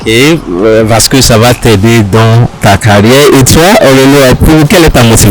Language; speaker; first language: French; non-native, fluent; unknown